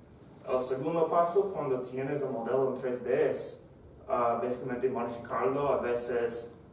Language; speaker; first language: Spanish; non-native, fluent; English